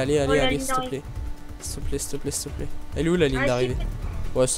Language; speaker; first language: French; native; French